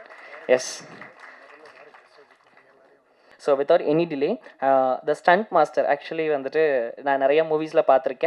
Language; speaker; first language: Tamil; native; Tamil